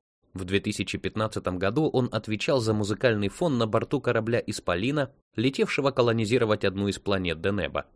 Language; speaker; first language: Russian; native; Russian